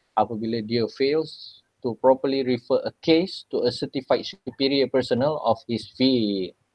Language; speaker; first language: English; non-native, local second language; Malay